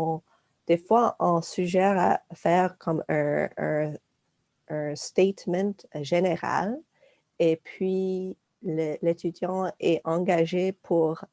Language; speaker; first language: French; non-native, local second language; English